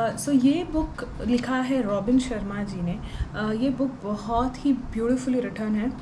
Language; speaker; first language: Hindi; non-native, local second language; Tulu